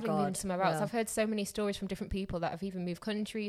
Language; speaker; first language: English; native; English